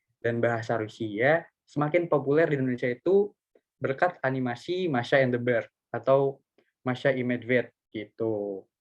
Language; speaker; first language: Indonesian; native; Indonesian